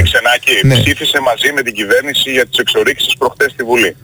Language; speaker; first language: Greek; native; Greek